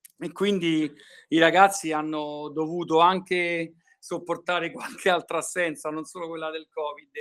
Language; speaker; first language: Italian; native; Italian